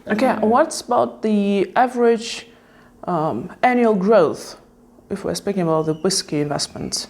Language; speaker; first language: English; non-native, fluent; Russian